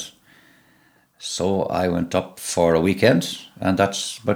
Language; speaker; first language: English; native; English